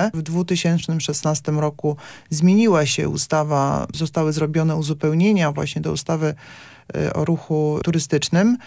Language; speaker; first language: Polish; native; Polish